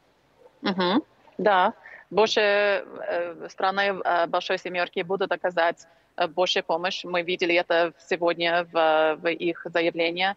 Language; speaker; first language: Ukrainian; non-native, learner; English